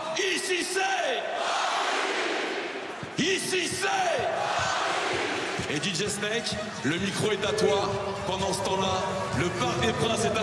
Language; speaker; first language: French; native; French